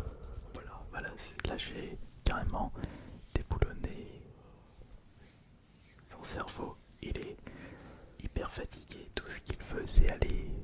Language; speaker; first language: French; native; French